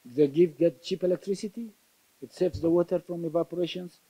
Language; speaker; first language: English; non-native, local second language; Amharic